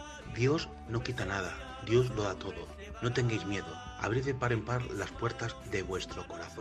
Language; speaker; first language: Spanish; native; Spanish